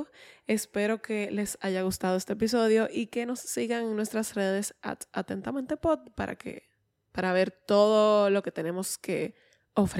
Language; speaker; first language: Spanish; native; Spanish